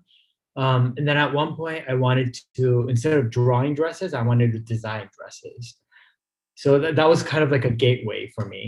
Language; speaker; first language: English; native; English